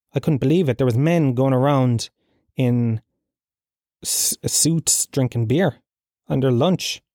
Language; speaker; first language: English; native; English